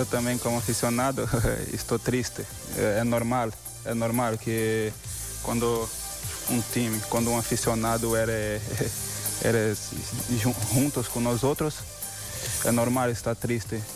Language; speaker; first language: Spanish; non-native, learner; Portuguese